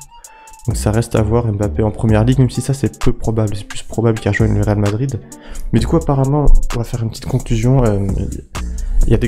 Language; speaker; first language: French; native; French